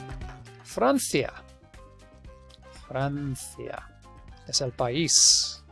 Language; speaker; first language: Spanish; non-native, fluent; English